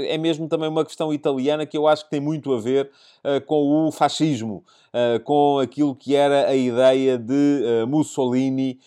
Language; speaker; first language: Portuguese; native; Portuguese